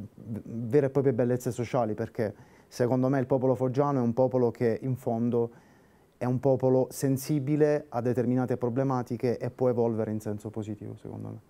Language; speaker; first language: Italian; native; Italian